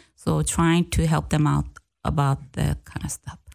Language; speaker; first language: English; non-native, learner; Korean